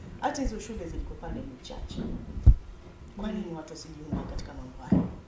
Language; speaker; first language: Swahili; native; Swahili